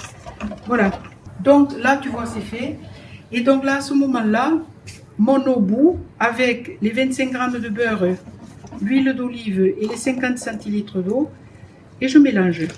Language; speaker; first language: French; native; French